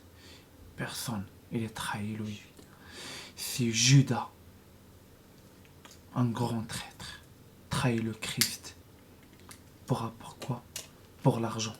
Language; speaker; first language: French; non-native, learner; Arabic